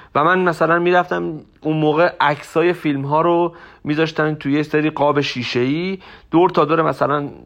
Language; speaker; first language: Persian; native; Persian